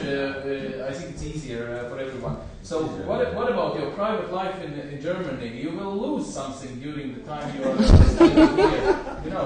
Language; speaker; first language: English; non-native, fluent; Latvian